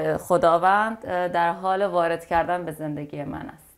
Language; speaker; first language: Dutch; non-native, learner; Persian